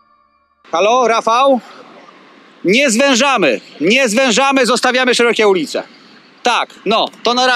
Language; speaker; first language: Polish; native; Polish